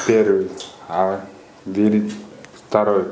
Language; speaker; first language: Russian; non-native, learner; Kyrgyz